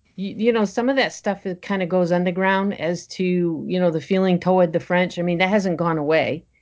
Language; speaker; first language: English; early bilingual, other home language; French